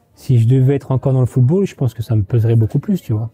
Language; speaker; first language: French; native; French